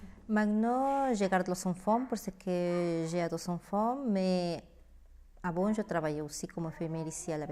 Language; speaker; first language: French; non-native, learner; Spanish